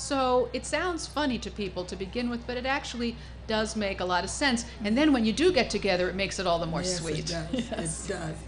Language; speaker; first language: English; native; English